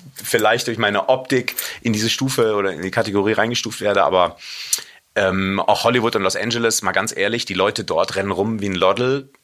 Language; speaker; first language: German; native; German